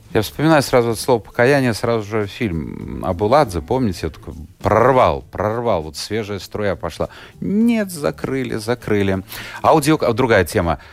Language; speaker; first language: Russian; native; Russian